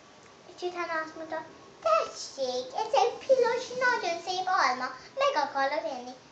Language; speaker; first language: Hungarian; non-native, learner; English